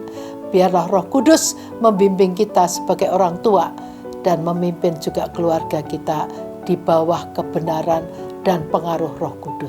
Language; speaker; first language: Indonesian; native; Indonesian